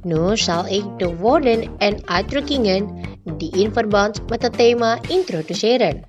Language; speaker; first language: Dutch; non-native, fluent; Indonesian